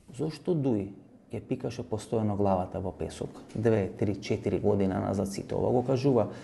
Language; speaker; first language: Macedonian; non-native, local second language; Albanian